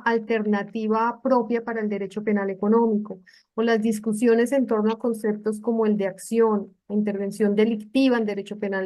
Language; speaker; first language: Spanish; native; Spanish